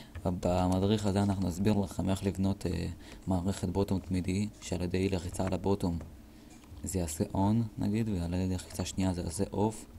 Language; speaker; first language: Hebrew; native; Hebrew